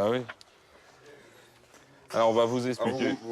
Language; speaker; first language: French; native; French